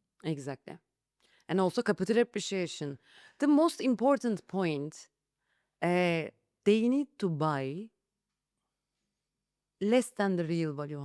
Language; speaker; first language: English; non-native, learner; Turkish